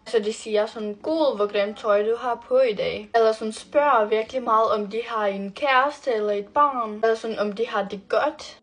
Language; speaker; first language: Danish; non-native, fluent; Ukrainian